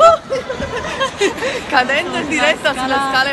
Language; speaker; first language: Italian; native; Italian